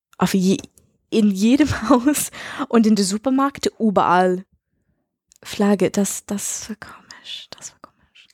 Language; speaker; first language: German; non-native, learner; English